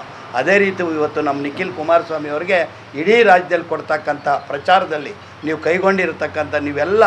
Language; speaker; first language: Kannada; native; Kannada